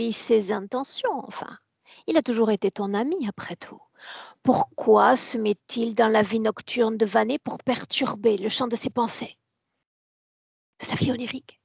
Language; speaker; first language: French; native; French